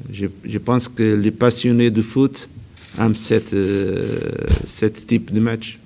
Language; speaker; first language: French; non-native, learner; Portuguese